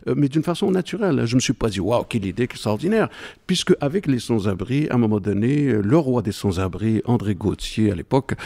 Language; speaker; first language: French; non-native, local second language; Arabic